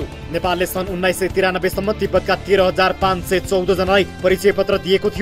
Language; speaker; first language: Nepali; native; Nepali